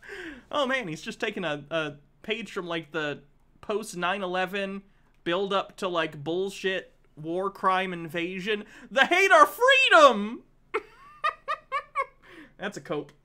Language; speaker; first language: English; native; English